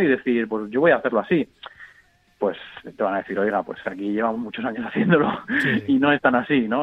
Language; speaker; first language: Spanish; native; Spanish